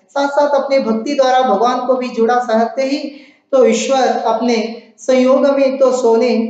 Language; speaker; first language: Hindi; non-native, local second language; Kannada